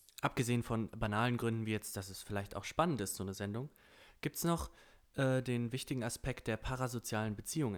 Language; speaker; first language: German; native; German